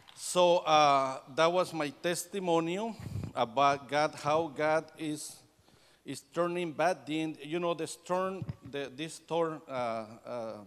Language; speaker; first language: English; non-native, learner; Spanish